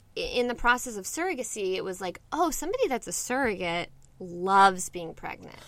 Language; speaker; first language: English; native; English